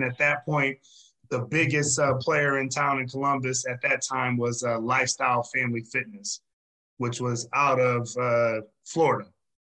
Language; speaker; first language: English; native; English